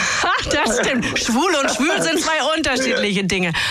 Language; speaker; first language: German; native; German